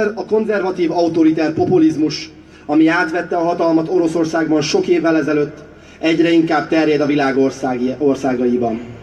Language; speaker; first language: Hungarian; non-native, fluent; Russian